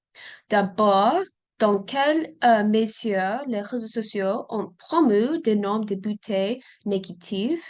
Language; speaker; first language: French; non-native, learner; English